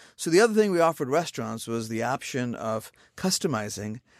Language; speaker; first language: English; non-native, local second language; Hindi